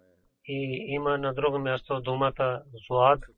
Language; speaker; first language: Bulgarian; non-native, fluent; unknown